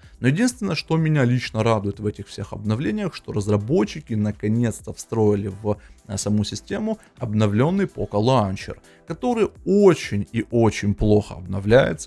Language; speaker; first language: Russian; native; Russian